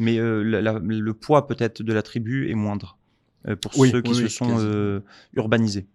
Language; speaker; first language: French; native; French